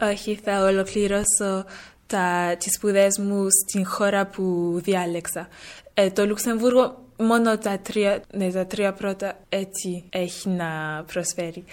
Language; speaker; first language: Greek; early bilingual, heritage; French